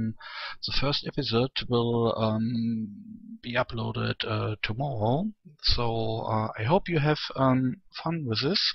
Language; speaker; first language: English; non-native, learner; German